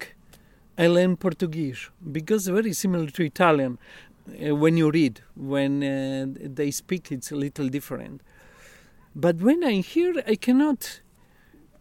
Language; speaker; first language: English; non-native, learner; Italian